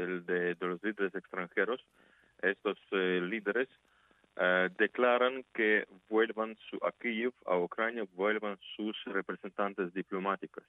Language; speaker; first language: Spanish; non-native, fluent; Ukrainian